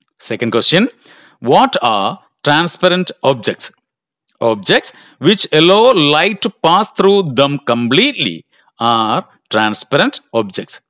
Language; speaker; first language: English; non-native, local second language; Malayalam